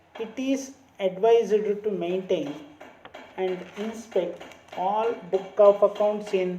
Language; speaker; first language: English; non-native, local second language; Kannada